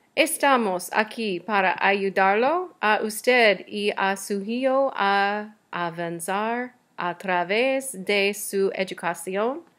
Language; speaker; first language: Spanish; non-native, learner; English